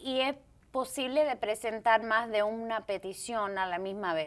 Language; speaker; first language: Spanish; early bilingual, heritage; Spanish